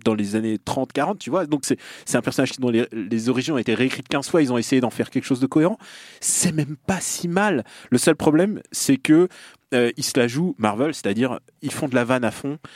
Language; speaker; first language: French; non-native, fluent; Russian